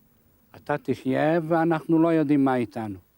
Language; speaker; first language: Hebrew; non-native, fluent; Hungarian